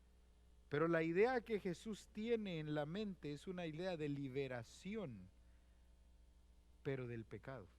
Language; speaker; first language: Spanish; native; Spanish